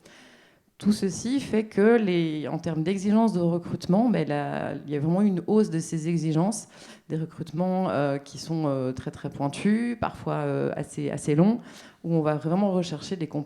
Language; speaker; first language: French; native; French